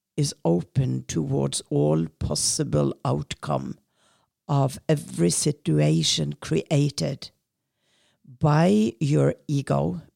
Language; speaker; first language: English; non-native, fluent; Norwegian